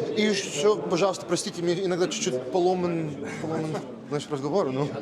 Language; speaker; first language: Russian; early bilingual, heritage; Russian